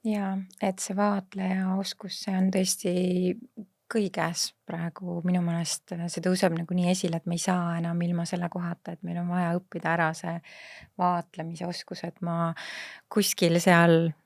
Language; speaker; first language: Estonian; native; Estonian